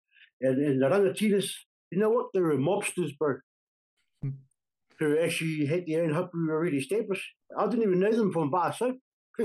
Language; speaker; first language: English; native; English